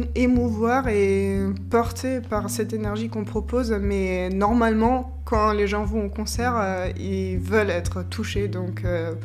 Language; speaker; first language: French; non-native, fluent; German